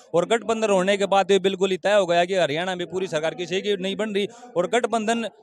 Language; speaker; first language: Hindi; native; Hindi